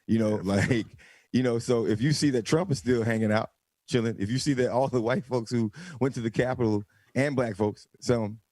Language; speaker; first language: English; native; English